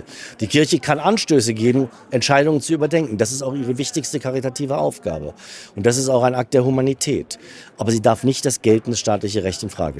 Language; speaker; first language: German; native; German